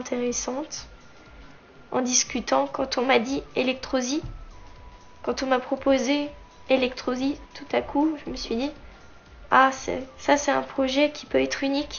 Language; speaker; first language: French; native; French